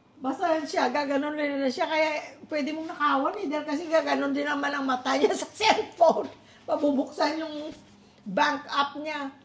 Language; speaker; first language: Filipino; native; Filipino